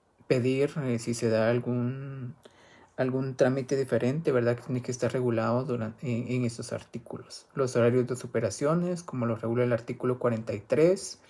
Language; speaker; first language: Spanish; native; Spanish